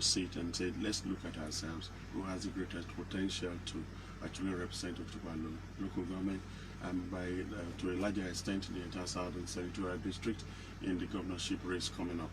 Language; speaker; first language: English; non-native, local second language; Yoruba